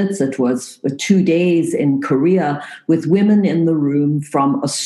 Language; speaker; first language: English; native; English